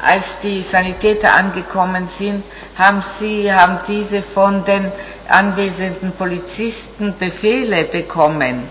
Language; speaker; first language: German; non-native, fluent; Italian